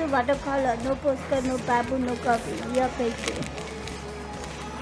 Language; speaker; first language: English; non-native, learner; Burmese